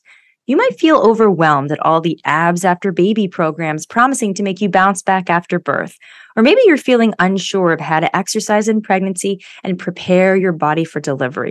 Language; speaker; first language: English; native; English